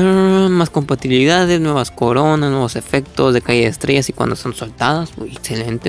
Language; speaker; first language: Spanish; native; Spanish